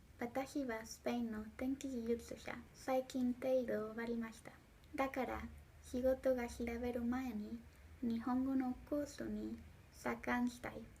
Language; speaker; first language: Japanese; non-native, learner; English